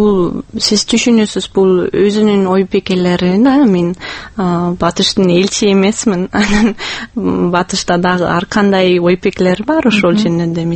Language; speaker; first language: Kyrgyz; non-native, fluent; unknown